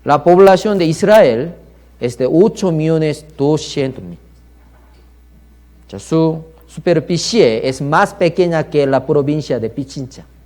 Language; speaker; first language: Spanish; non-native, learner; Korean